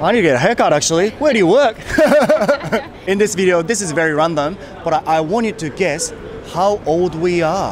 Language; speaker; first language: English; non-native, fluent; Japanese